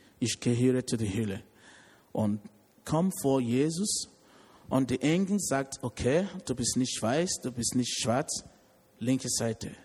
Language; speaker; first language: German; non-native, learner; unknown